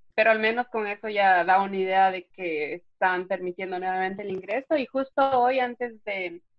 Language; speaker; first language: Spanish; native; Spanish